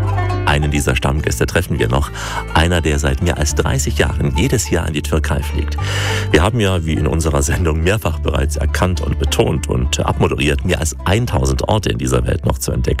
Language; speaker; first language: German; native; German